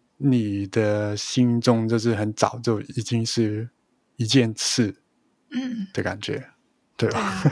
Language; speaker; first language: Chinese; non-native, local second language; Cantonese